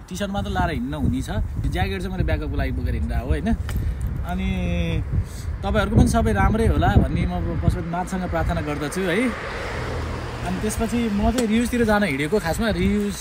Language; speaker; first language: Nepali; native; Nepali